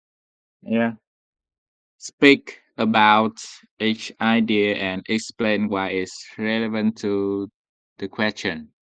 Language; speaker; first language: English; non-native, learner; Vietnamese